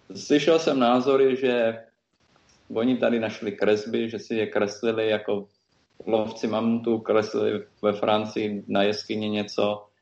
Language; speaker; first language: Czech; native; Czech